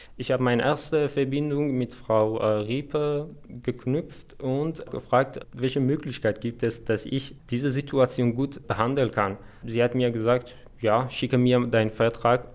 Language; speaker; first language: German; non-native, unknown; Persian